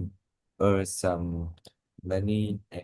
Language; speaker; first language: English; non-native, learner; Vietnamese